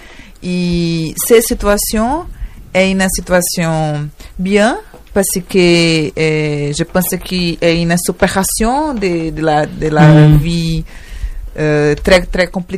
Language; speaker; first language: French; non-native, learner; Portuguese